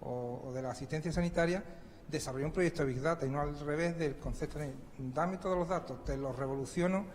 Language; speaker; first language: Spanish; native; Spanish